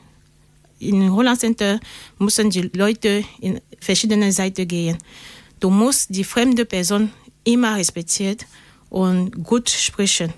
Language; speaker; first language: German; non-native, learner; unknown